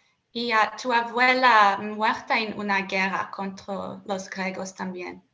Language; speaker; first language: Spanish; non-native, learner; English